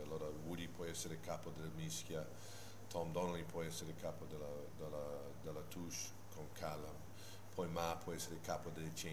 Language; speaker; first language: Italian; non-native, fluent; English